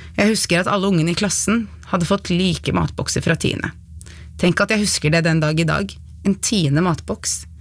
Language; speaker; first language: Norwegian; early bilingual, other home language; Arabic